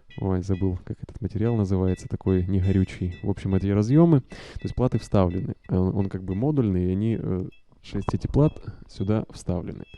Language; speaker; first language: Russian; native; Russian